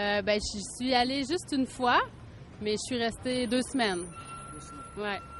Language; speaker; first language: French; native; French